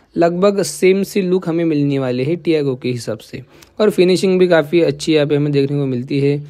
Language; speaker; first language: Hindi; non-native, local second language; Marathi